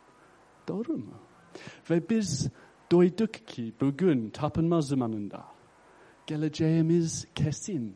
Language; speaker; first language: Turkish; non-native, fluent; English